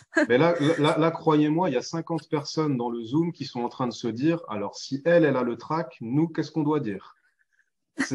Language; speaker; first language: French; native; French